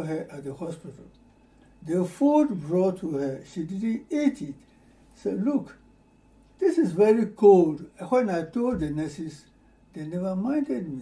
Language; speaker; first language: English; non-native, fluent; Ewe